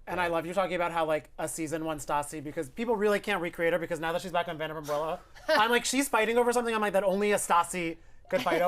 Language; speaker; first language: English; native; English